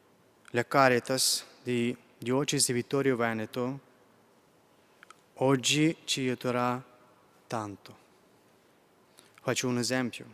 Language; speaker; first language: Italian; non-native, fluent; Ukrainian